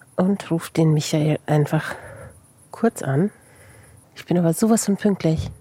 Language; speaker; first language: German; native; German